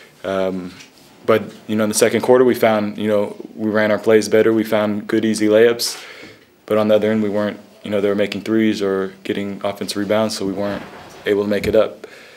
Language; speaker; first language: English; native; English